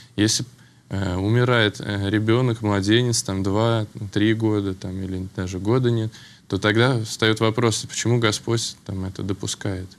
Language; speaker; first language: Russian; native; Russian